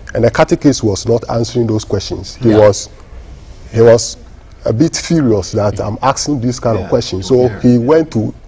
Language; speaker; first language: English; non-native, local second language; Ewe